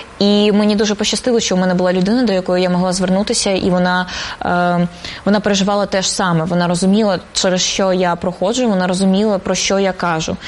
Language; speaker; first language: Ukrainian; non-native, local second language; Russian